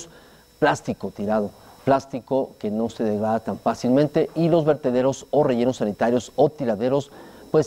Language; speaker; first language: Spanish; native; Spanish